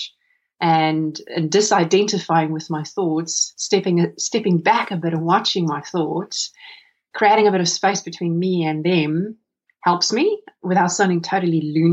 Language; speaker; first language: English; non-native, local second language; Afrikaans